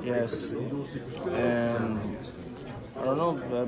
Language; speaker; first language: English; non-native, learner; Spanish